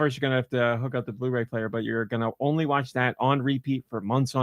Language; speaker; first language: English; native; English